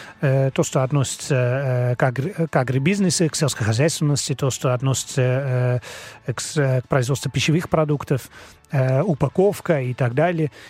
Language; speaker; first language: Russian; non-native, learner; Dutch